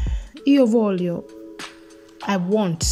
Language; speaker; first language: Italian; non-native, learner; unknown